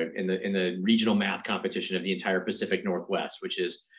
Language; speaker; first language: English; native; English